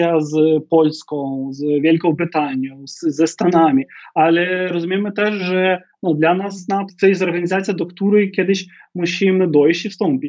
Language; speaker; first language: Polish; non-native, fluent; Ukrainian